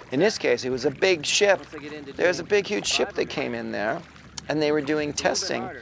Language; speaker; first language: English; native; English